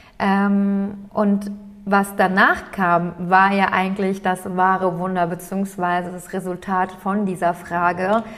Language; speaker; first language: German; early bilingual, other home language; Turkish